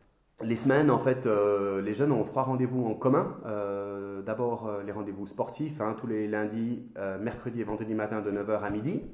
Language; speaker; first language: French; native; French